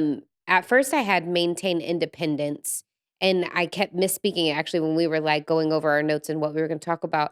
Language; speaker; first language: English; native; English